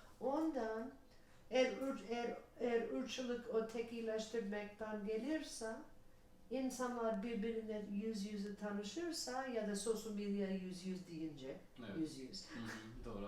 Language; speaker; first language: Turkish; non-native, learner; English